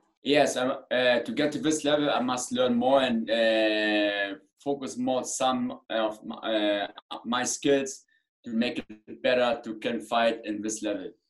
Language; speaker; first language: English; non-native, learner; German